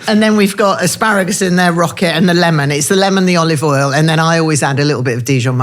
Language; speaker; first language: English; native; English